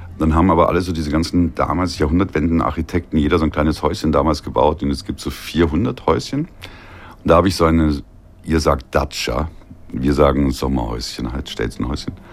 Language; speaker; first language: German; native; German